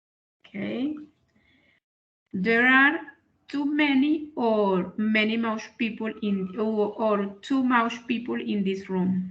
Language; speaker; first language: English; non-native, learner; Spanish